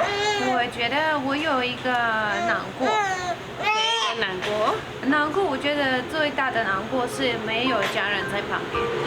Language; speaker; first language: Chinese; non-native, learner; Russian